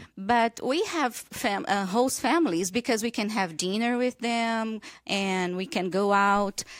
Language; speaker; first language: English; non-native, fluent; Portuguese